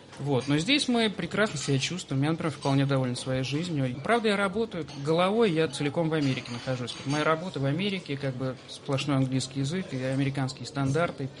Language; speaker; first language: Russian; native; Russian